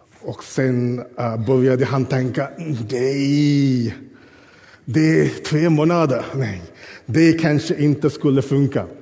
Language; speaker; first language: Swedish; non-native, fluent; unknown